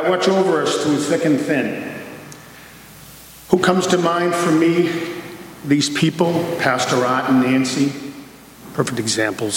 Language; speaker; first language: English; native; English